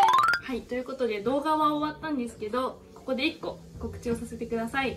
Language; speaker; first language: Japanese; native; Japanese